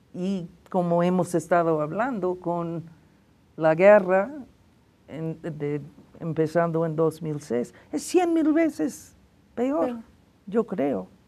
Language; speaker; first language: Spanish; non-native, fluent; English